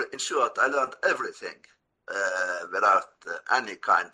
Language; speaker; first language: English; non-native, fluent; Norwegian